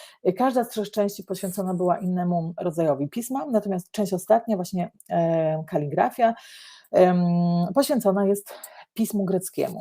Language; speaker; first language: Polish; native; Polish